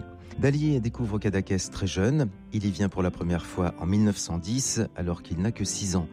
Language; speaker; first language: French; native; French